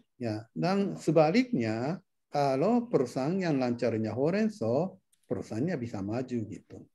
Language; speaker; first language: Indonesian; non-native, fluent; Japanese